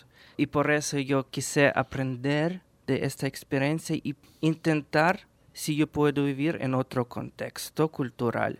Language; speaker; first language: Spanish; non-native, fluent; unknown